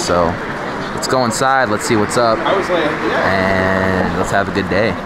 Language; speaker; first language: English; native; English